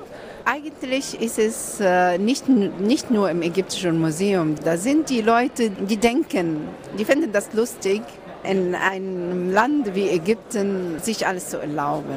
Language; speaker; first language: German; non-native, fluent; Arabic